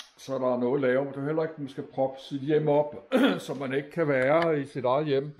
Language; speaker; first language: Danish; native; Danish